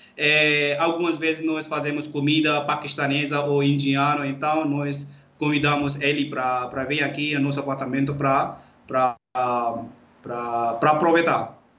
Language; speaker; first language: Portuguese; non-native, learner; Urdu